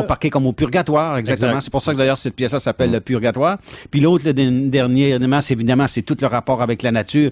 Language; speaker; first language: French; native; French